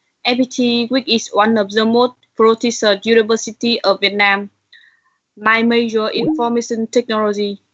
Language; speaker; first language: English; non-native, learner; Vietnamese